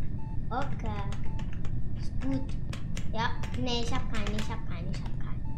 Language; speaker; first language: German; non-native, learner; English